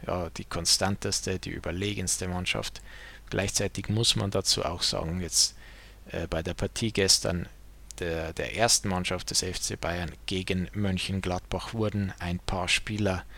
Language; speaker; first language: German; native; German